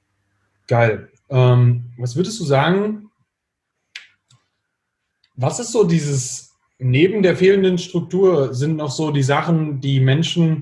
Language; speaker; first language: German; native; German